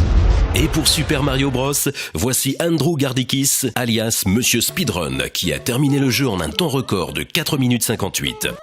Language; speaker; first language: French; native; French